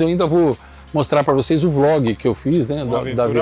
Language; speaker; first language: Portuguese; native; Portuguese